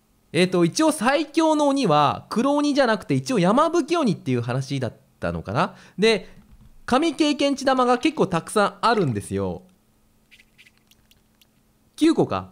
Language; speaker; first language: Japanese; native; Japanese